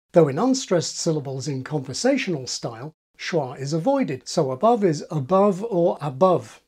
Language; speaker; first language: English; native; English